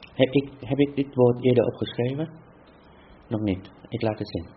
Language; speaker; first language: Dutch; non-native, fluent; Vietnamese